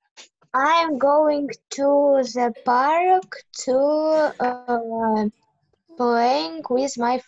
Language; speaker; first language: English; non-native, learner; Russian